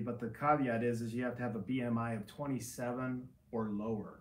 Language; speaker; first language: English; native; English